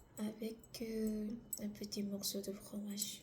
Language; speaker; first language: French; non-native, learner; Korean